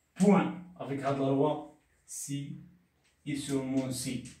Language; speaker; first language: French; non-native, local second language; Arabic